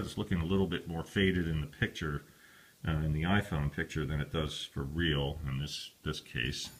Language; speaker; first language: English; native; English